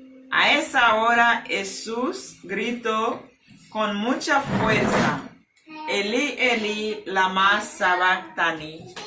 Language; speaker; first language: Spanish; non-native, learner; Haitian Creole